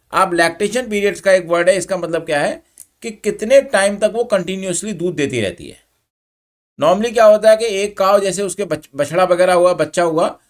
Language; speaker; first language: Hindi; native; Hindi